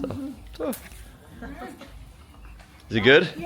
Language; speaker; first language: English; native; English